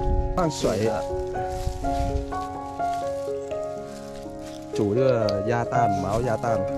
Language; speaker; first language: Chinese; non-native, fluent; Vietnamese